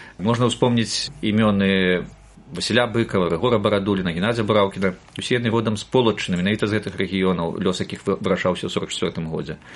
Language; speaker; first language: Belarusian; native; Belarusian